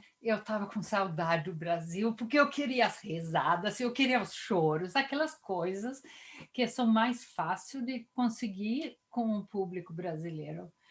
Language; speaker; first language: Portuguese; non-native, fluent; Swedish